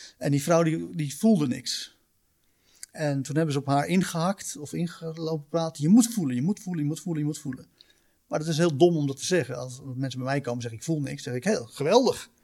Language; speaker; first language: Dutch; native; Dutch